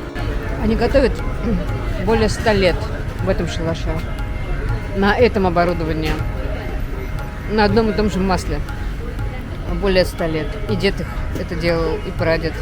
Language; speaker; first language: Russian; native; Russian